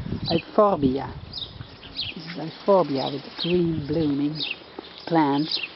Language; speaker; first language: English; non-native, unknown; Dutch